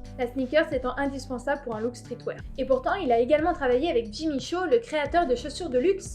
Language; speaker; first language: French; native; French